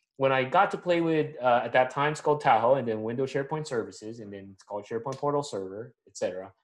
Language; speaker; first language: English; non-native, local second language; Filipino